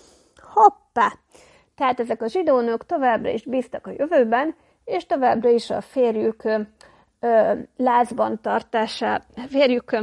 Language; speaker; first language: Hungarian; native; Hungarian